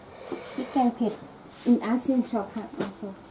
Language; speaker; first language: German; non-native, learner; Thai